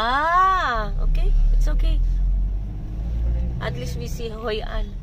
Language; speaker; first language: English; non-native, learner; Filipino